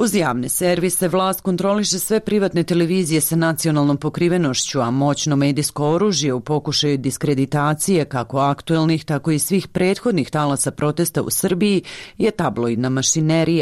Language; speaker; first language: Serbian; native; Serbian